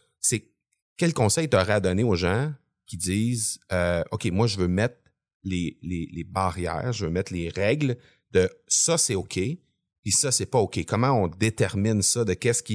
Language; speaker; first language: French; native; French